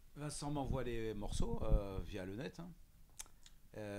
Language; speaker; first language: French; native; French